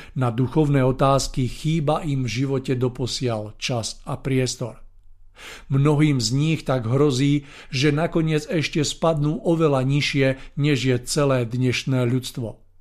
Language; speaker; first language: Slovak; native; Slovak